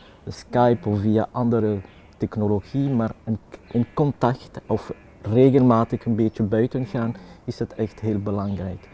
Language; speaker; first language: Dutch; non-native, local second language; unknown